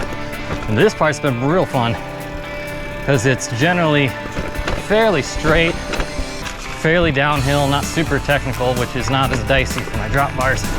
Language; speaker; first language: English; native; English